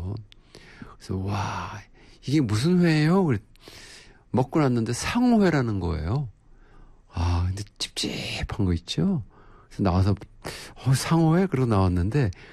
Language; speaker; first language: Korean; native; Korean